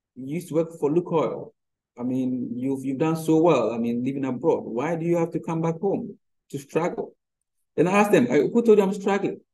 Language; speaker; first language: English; non-native, local second language; Akan